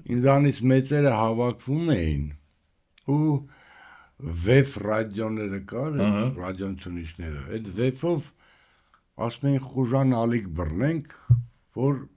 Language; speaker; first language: Armenian; native; Armenian